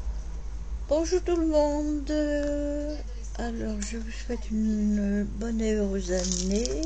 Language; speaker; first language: French; native; French